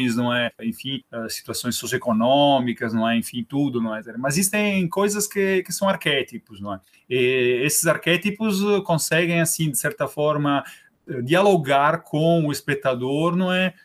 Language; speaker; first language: Portuguese; non-native, fluent; Italian